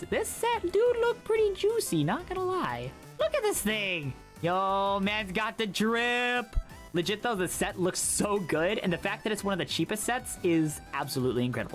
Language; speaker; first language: English; native; English